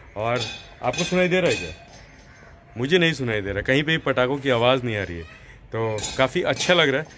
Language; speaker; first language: Hindi; native; Hindi